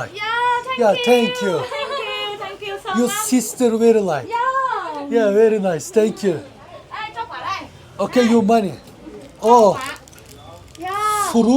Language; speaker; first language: English; non-native, learner; Turkish